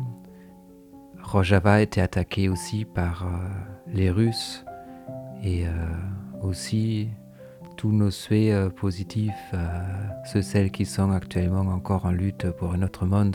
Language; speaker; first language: French; native; French